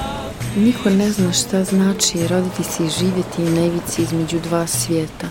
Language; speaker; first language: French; non-native, fluent; Serbian